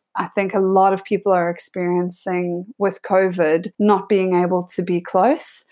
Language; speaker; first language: English; native; English